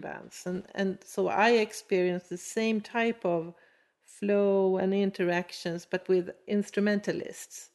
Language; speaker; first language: English; non-native, fluent; Swedish